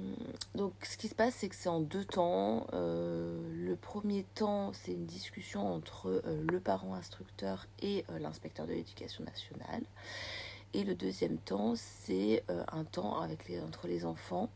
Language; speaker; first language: French; native; French